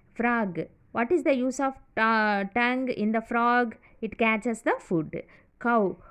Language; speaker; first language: English; non-native, local second language; Telugu